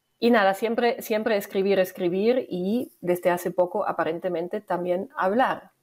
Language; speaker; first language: Spanish; non-native, fluent; German